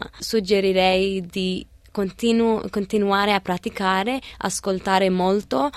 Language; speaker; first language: Italian; early bilingual, other home language; Arabic